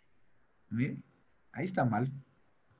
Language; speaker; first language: Spanish; native; Spanish